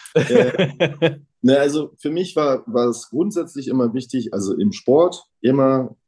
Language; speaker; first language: German; native; German